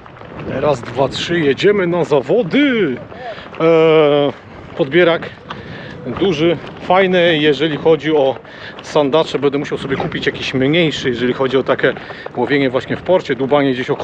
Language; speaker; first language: Polish; native; Polish